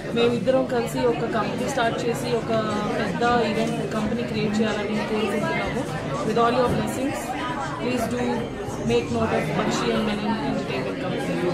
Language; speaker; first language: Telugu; non-native, local second language; Hindi